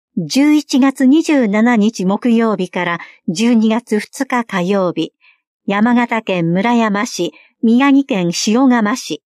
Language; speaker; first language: Japanese; native; Japanese